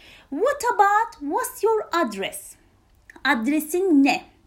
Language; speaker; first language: English; non-native, fluent; Turkish